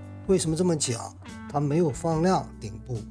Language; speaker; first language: Chinese; native; Chinese